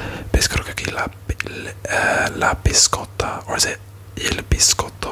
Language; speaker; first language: Italian; non-native, learner; English